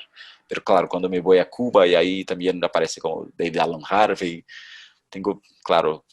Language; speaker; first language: Spanish; non-native, fluent; Portuguese